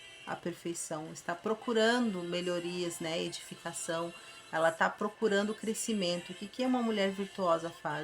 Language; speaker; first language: Portuguese; native; Portuguese